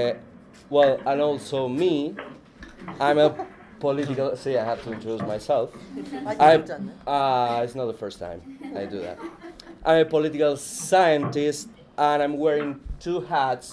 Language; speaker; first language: English; non-native, fluent; Spanish